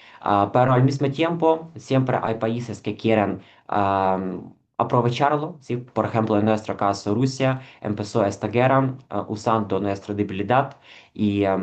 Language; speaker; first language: Spanish; non-native, fluent; Ukrainian